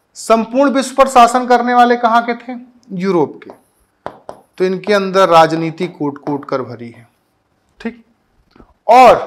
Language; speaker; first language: Hindi; native; Hindi